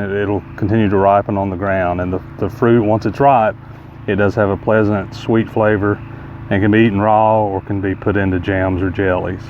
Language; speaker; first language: English; native; English